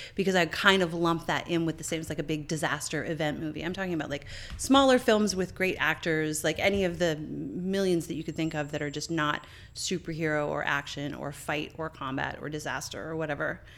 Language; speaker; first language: English; native; English